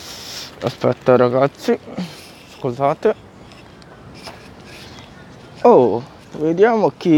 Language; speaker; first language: Italian; non-native, fluent; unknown